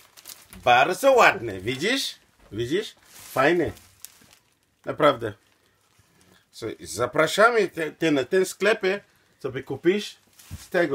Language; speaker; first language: Polish; non-native, learner; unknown